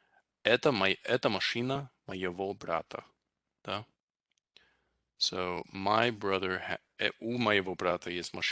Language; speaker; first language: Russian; non-native, fluent; English